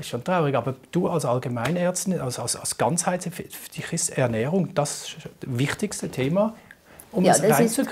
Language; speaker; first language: German; native; German